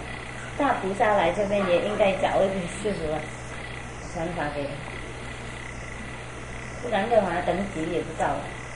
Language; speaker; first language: Chinese; non-native, fluent; Vietnamese